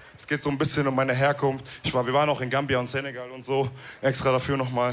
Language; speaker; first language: German; early bilingual, other home language; Wolof